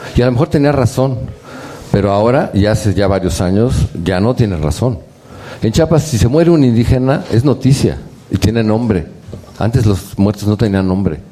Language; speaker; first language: Spanish; native; Spanish